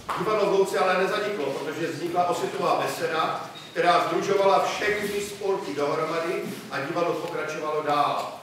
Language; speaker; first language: Czech; native; Czech